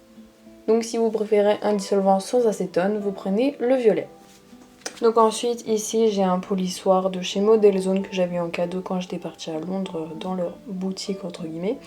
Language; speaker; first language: French; native; French